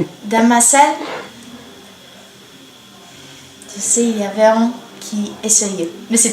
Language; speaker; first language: French; non-native, learner; Bulgarian